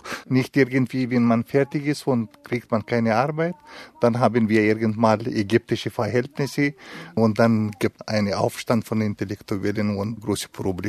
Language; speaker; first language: German; non-native, fluent; Pashto